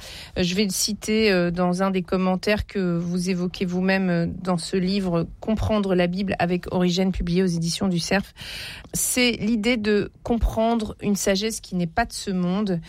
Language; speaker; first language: French; native; French